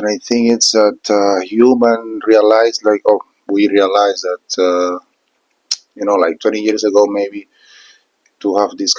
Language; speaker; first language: English; non-native, fluent; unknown